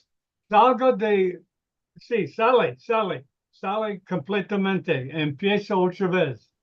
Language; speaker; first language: Spanish; non-native, learner; English